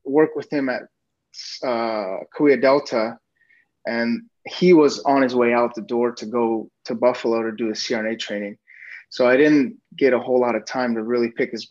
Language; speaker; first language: English; native; English